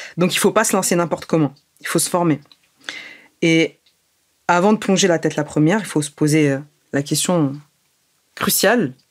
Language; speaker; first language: French; early bilingual, other home language; Arabic